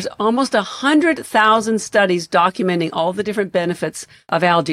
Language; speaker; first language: English; native; English